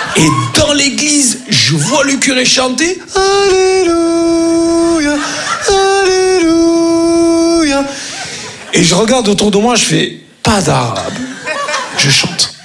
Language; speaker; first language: French; early bilingual, other home language; Arabic